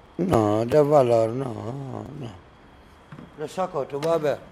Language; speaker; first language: Spanish; non-native, learner; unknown